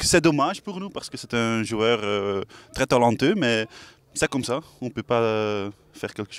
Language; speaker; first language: French; non-native, local second language; Dutch